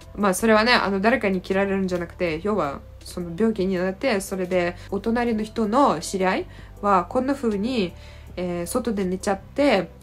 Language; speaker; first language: Japanese; non-native, fluent; Russian